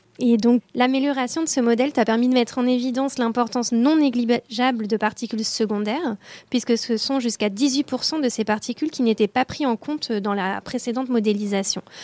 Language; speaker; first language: French; native; French